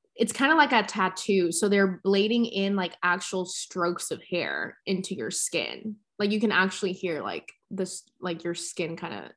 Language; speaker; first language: English; early bilingual, other home language; Spanish